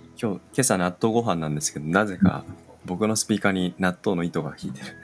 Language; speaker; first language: Japanese; native; Japanese